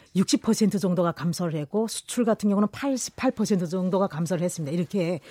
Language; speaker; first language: Korean; native; Korean